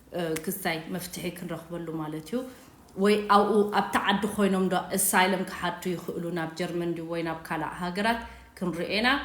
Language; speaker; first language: Tigrinya; native; Tigrinya